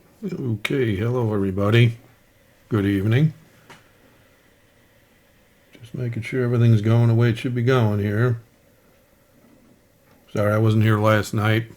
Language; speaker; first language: English; native; English